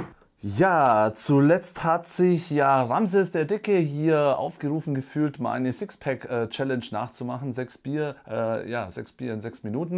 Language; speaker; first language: German; native; German